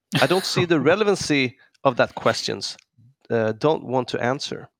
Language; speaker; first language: English; non-native, fluent; Swedish